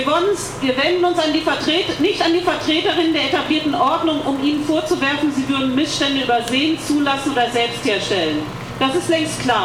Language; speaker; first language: German; native; German